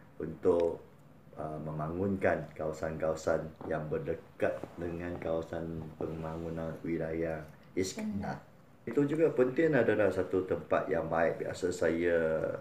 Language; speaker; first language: Malay; non-native, local second language; Chinese